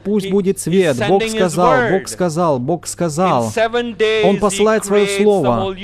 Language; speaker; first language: Russian; native; Russian